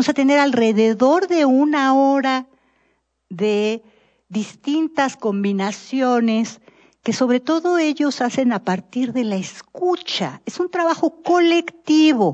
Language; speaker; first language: Spanish; native; Spanish